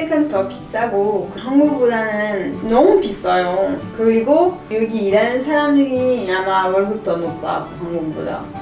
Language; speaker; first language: Korean; non-native, learner; French